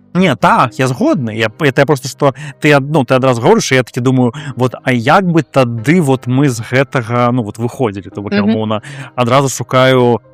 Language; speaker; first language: Belarusian; non-native, local second language; Russian